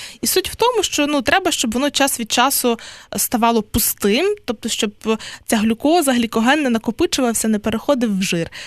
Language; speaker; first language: Ukrainian; native; Ukrainian